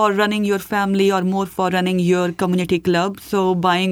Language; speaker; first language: English; non-native, local second language; Hindi